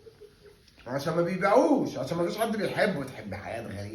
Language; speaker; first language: Arabic; native; Arabic